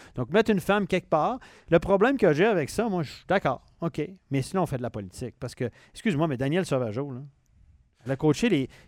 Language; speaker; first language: French; native; French